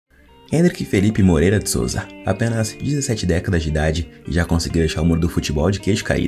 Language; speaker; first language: Portuguese; native; Portuguese